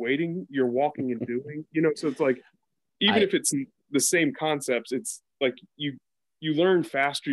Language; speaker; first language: English; native; English